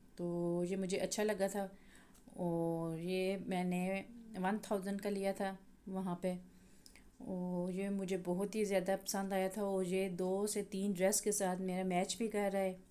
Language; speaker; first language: Urdu; native; Urdu